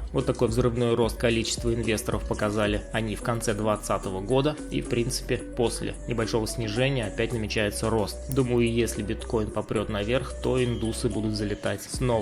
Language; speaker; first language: Russian; native; Russian